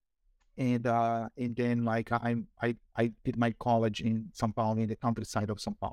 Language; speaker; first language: English; non-native, fluent; Portuguese